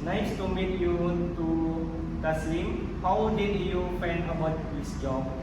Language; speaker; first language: English; non-native, learner; Indonesian